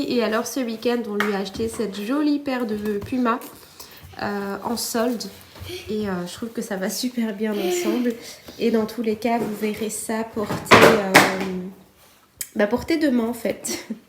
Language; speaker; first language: French; native; French